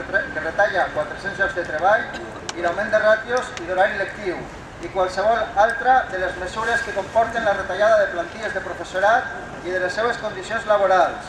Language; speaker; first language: Catalan; native; Catalan